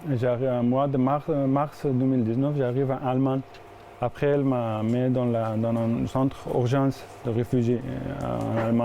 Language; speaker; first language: French; non-native, learner; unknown